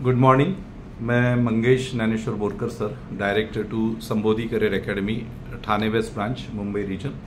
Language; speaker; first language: Hindi; non-native, local second language; Marathi